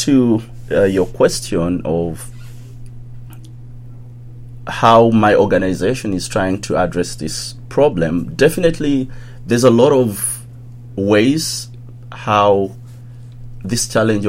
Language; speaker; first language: English; non-native, local second language; Ganda